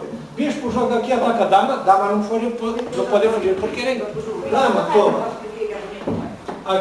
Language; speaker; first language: Portuguese; non-native, learner; Ukrainian